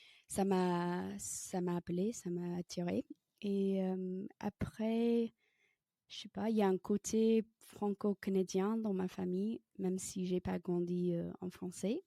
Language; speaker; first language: French; non-native, fluent; English